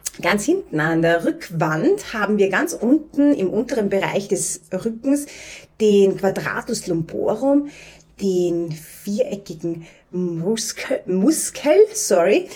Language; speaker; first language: German; native; German